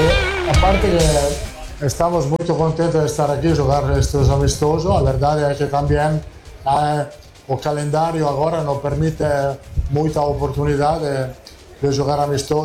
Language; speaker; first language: Portuguese; non-native, learner; Italian